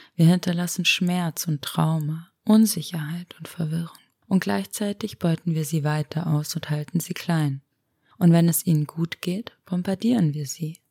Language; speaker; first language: German; early bilingual, other home language; Romanian